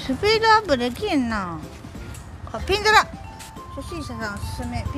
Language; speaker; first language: Japanese; native; Japanese